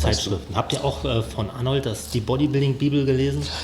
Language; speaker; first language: German; native; German